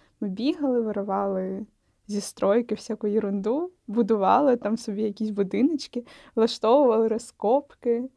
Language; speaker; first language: Ukrainian; non-native, local second language; Russian